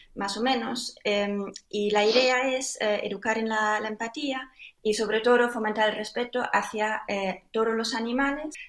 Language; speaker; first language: Spanish; non-native, fluent; German